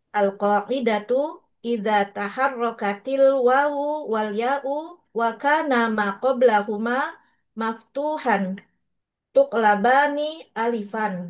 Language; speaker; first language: Arabic; non-native, learner; Indonesian